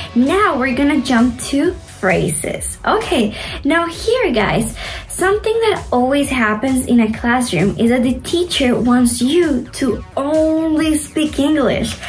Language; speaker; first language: English; non-native, fluent; Spanish